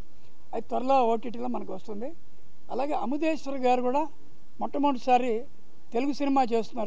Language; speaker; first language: Telugu; native; Telugu